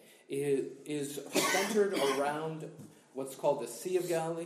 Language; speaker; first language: English; native; English